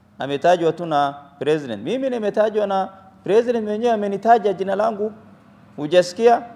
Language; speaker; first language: Swahili; non-native, local second language; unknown